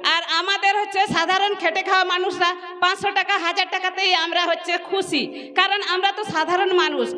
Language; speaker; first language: Bangla; non-native, local second language; Santali